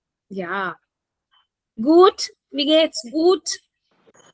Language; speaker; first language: German; non-native, fluent; Hindi